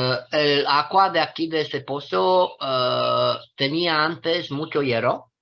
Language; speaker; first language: Spanish; non-native, fluent; Romanian